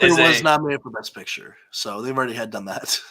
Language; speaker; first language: English; native; English